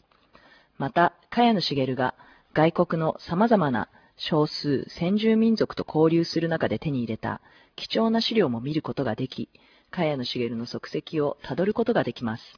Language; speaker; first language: Japanese; native; Japanese